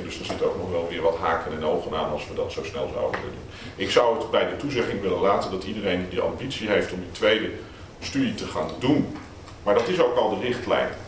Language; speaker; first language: Dutch; native; Dutch